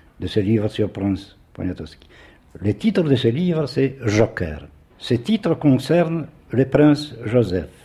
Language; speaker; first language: French; non-native, fluent; Polish